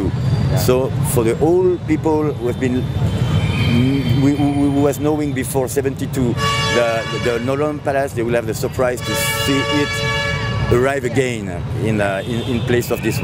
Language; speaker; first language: English; non-native, fluent; French